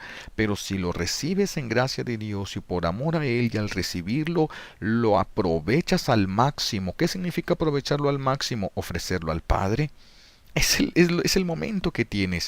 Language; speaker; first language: Spanish; native; Spanish